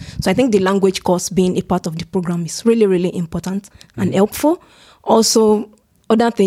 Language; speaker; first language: English; non-native, local second language; Yoruba